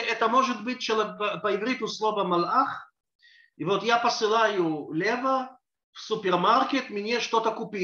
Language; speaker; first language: Russian; early bilingual, heritage; Russian